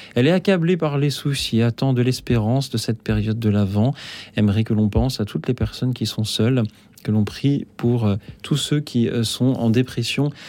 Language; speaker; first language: French; native; French